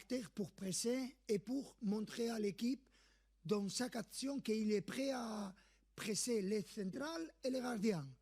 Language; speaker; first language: French; non-native, fluent; Spanish